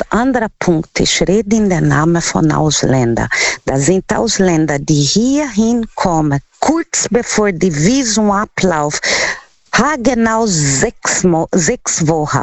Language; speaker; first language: German; non-native, learner; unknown